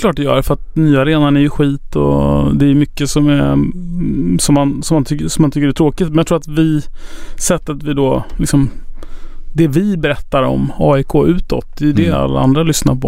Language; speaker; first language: Swedish; native; Swedish